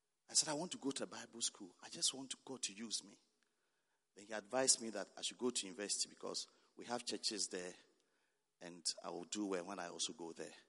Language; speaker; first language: English; non-native, local second language; Akan